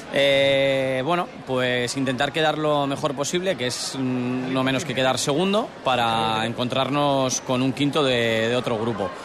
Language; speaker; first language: Spanish; native; Spanish